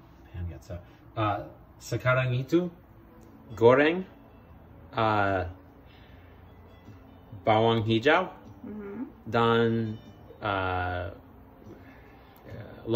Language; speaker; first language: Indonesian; non-native, learner; English